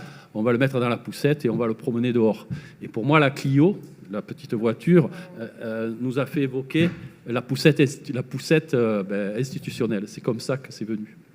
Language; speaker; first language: French; native; French